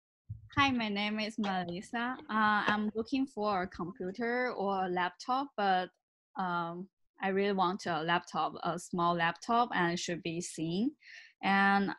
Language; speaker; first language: English; non-native, learner; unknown